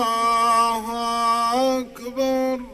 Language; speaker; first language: Arabic; native; Arabic